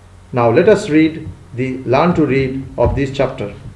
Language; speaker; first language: English; non-native, local second language; Bangla